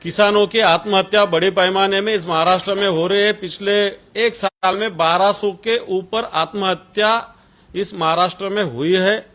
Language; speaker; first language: Hindi; non-native, local second language; Marathi